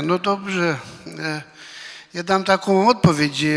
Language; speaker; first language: Polish; non-native, fluent; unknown